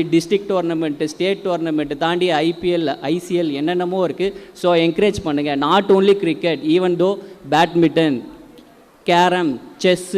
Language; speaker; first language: Tamil; native; Tamil